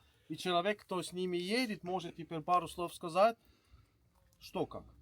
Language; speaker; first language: Russian; non-native, learner; Estonian